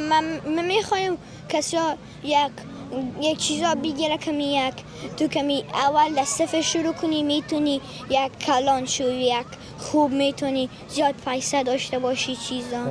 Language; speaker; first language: Persian; early bilingual, heritage; Persian